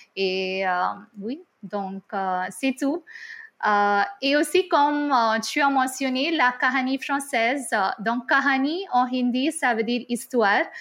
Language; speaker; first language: French; non-native, fluent; Hindi